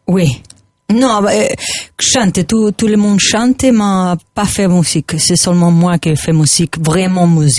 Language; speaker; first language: French; non-native, learner; Spanish